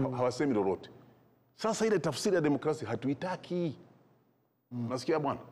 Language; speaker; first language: Swahili; non-native, local second language; Kinyarwanda